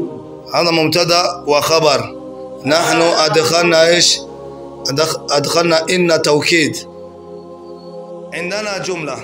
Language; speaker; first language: Arabic; non-native, fluent; Rundi